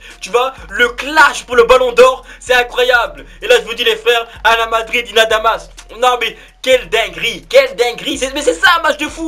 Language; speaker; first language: French; native; French